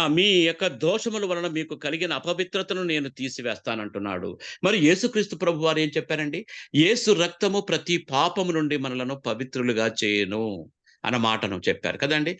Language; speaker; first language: Telugu; non-native, local second language; Koya